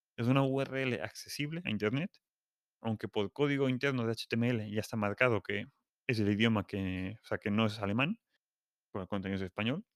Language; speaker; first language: Spanish; non-native, local second language; Catalan